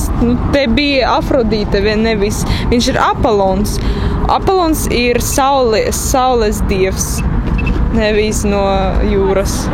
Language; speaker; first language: Latvian; non-native, local second language; Russian